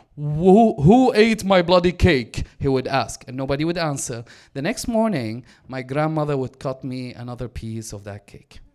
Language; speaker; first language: English; non-native, fluent; Arabic